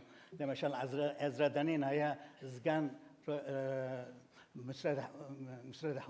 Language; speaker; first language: Hebrew; non-native, fluent; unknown